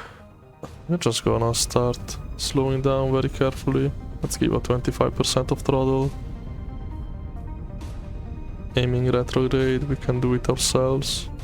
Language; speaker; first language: English; non-native, fluent; Italian